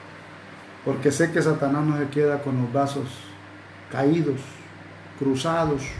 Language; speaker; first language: Spanish; native; Spanish